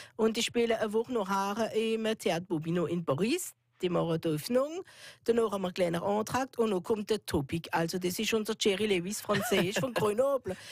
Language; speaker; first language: German; non-native, local second language; French